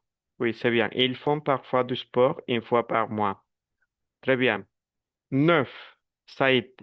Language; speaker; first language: French; non-native, fluent; Spanish